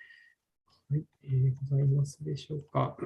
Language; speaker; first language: Japanese; native; Japanese